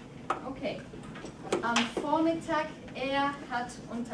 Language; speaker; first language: German; non-native, fluent; English